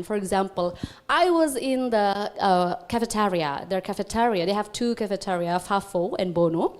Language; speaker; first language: English; non-native, fluent; Balinese